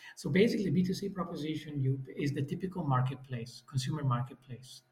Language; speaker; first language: English; non-native, fluent; Italian